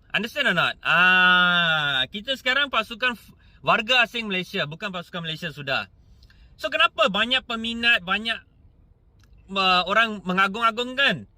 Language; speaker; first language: Malay; non-native, local second language; Punjabi